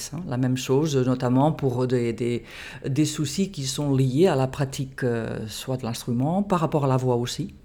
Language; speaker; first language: French; non-native, fluent; Catalan